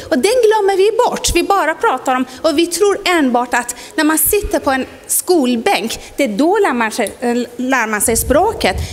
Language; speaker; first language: Swedish; non-native, fluent; Persian